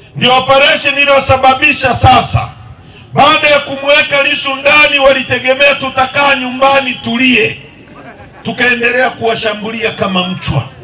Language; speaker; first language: Swahili; native; Swahili